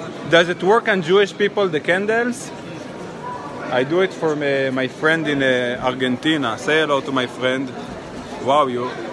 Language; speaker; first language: English; non-native, learner; Hebrew